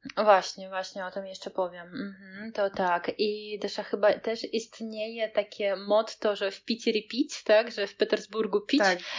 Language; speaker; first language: Polish; non-native, fluent; Russian